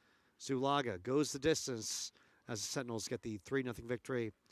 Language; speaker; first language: English; native; English